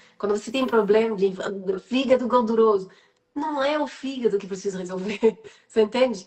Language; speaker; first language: Portuguese; non-native, fluent; French